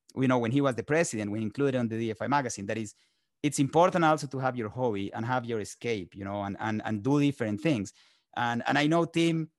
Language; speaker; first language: English; non-native, fluent; Spanish